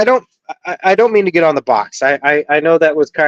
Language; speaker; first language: English; native; English